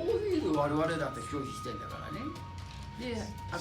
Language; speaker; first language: Japanese; native; Japanese